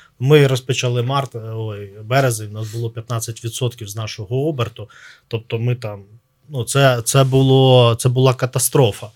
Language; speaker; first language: Ukrainian; non-native, local second language; Russian